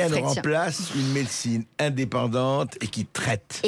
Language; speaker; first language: French; native; French